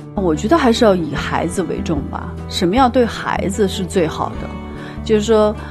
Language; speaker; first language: Chinese; native; Chinese